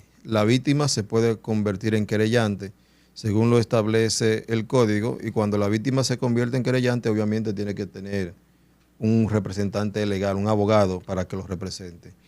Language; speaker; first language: Spanish; native; Spanish